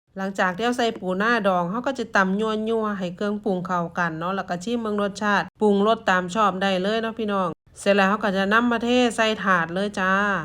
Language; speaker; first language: Thai; native; Thai